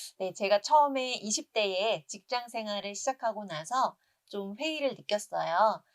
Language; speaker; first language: Korean; native; Korean